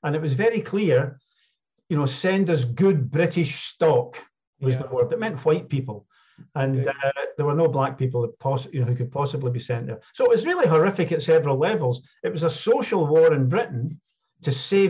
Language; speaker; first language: English; native; English